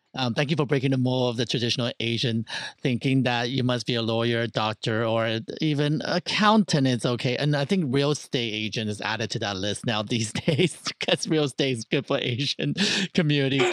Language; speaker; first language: English; early bilingual, other home language; Chinese